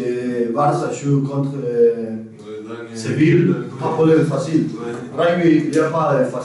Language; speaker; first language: French; non-native, learner; Spanish